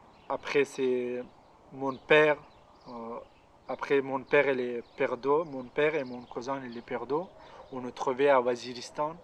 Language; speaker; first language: French; non-native, learner; Pashto